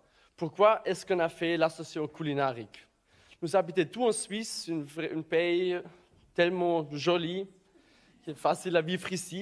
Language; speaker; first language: French; non-native, learner; German